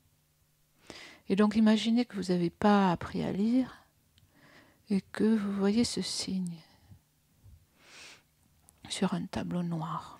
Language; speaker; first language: French; native; French